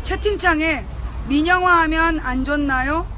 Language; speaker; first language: Korean; native; Korean